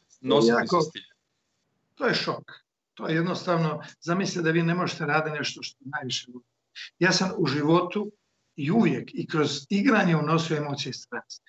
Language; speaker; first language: Croatian; native; Croatian